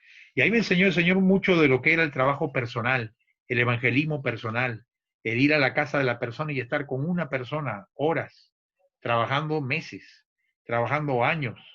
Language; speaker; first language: Spanish; native; Spanish